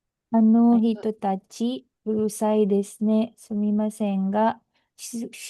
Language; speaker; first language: Japanese; non-native, learner; Filipino